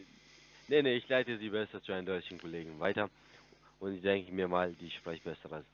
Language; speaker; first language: German; non-native, fluent; Russian